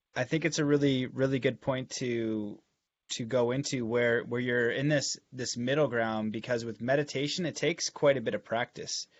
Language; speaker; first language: English; native; English